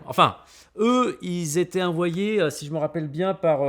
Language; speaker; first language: French; native; French